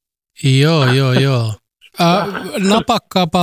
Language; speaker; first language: Finnish; native; Finnish